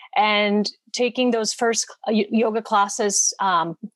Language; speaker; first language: English; non-native, fluent; Spanish